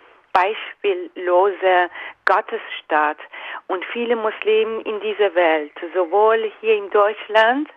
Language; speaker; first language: German; non-native, fluent; Persian